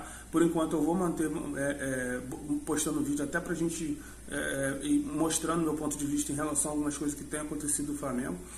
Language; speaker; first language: Portuguese; native; Portuguese